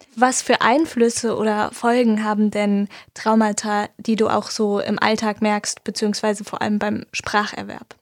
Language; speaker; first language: German; native; German